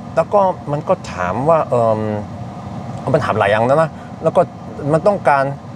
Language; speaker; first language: Thai; non-native, fluent; Norwegian